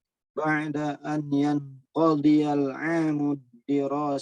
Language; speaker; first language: Arabic; non-native, learner; Indonesian